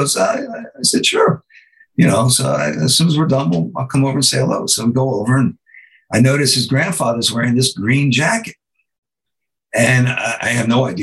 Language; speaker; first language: English; native; English